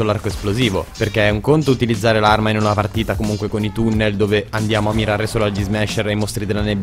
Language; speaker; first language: Italian; native; Italian